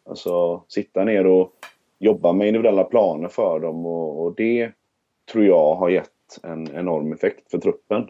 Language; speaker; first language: Swedish; native; Swedish